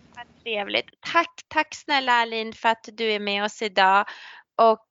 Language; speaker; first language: Swedish; native; Swedish